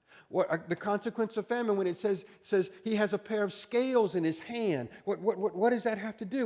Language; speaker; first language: English; native; English